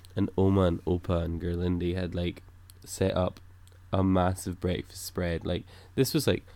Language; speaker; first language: English; native; English